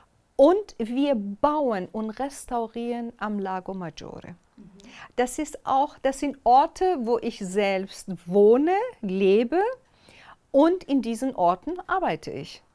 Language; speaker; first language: German; non-native, fluent; Persian